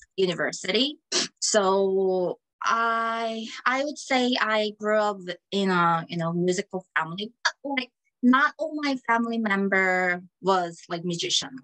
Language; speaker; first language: English; non-native, fluent; Korean